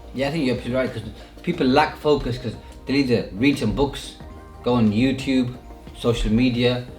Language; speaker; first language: English; native; English